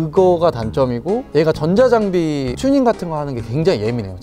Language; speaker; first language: Korean; native; Korean